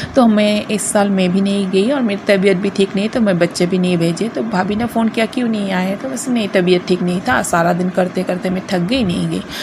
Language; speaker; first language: Hindi; non-native, local second language; Bangla